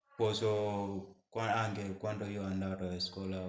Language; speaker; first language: Italian; non-native, learner; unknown